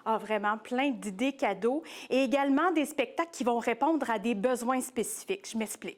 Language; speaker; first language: French; native; French